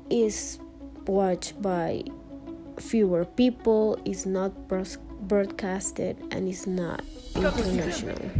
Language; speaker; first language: English; non-native, fluent; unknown